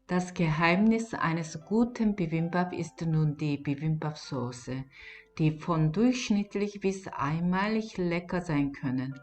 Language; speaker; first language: German; non-native, fluent; Korean